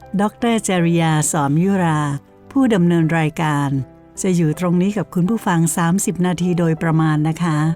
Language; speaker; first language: Thai; native; Thai